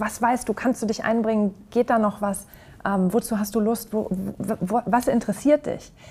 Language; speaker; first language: German; native; German